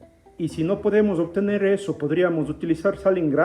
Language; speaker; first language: Spanish; native; Spanish